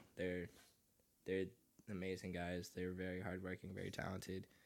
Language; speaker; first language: English; early bilingual, other home language; Filipino